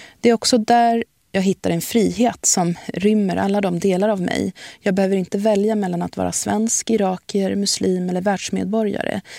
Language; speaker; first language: Swedish; early bilingual, other home language; Arabic